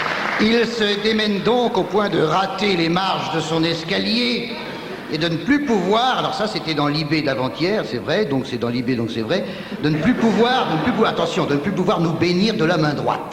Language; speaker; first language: French; native; French